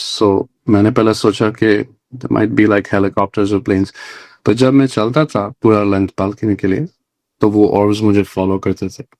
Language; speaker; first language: Hindi; non-native, local second language; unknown